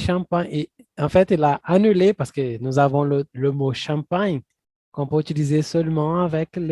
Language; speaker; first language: French; non-native, fluent; Portuguese